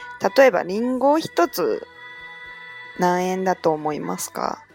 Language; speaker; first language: Japanese; non-native, fluent; Chinese